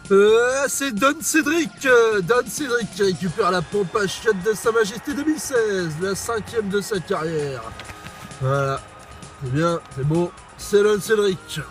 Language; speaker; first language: French; native; French